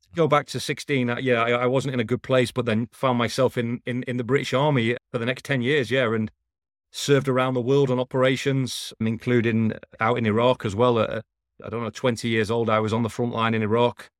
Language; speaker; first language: English; native; English